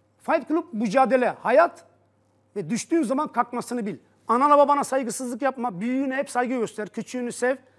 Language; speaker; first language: Turkish; early bilingual, heritage; Turkish